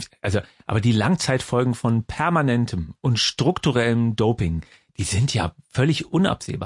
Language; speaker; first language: German; native; German